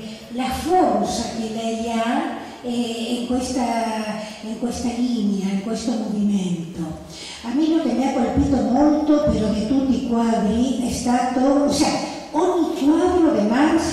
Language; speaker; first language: Italian; non-native, fluent; Spanish